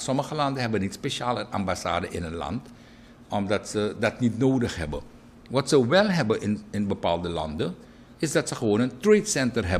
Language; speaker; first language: Dutch; native; Dutch